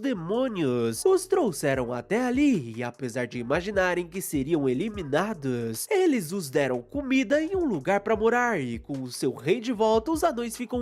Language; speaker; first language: Portuguese; native; Portuguese